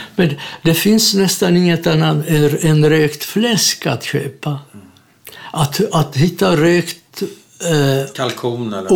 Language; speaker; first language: Swedish; non-native, fluent; Czech